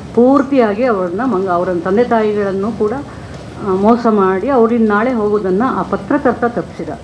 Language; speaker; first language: Kannada; native; Kannada